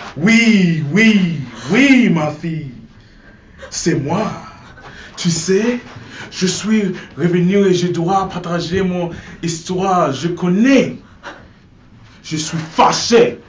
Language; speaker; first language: French; non-native, learner; English